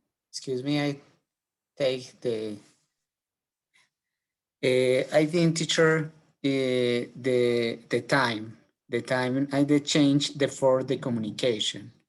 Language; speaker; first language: English; non-native, learner; Spanish